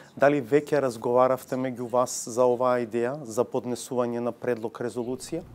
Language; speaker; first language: Macedonian; native; Macedonian